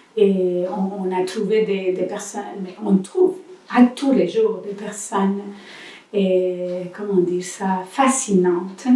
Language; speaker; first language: French; non-native, learner; Spanish